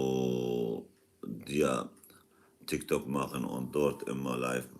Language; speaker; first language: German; non-native, fluent; Kurdish